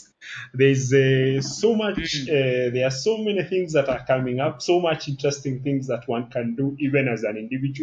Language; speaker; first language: English; non-native, local second language; Kikuyu